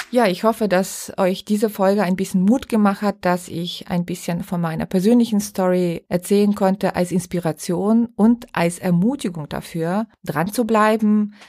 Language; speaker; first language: German; non-native, fluent; Bulgarian